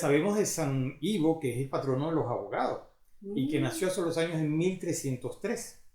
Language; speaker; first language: Spanish; native; Spanish